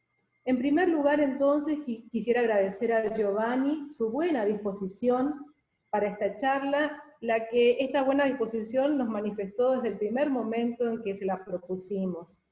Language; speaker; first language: Spanish; native; Spanish